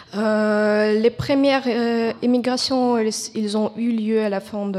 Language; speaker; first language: French; non-native, fluent; Ukrainian